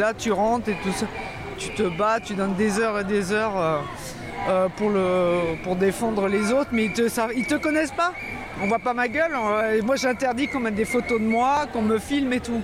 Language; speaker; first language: French; native; French